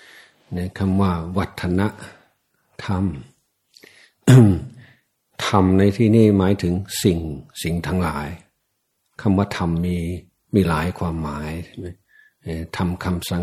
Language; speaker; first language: Thai; non-native, fluent; English